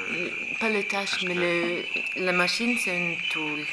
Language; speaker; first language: French; non-native, learner; Norwegian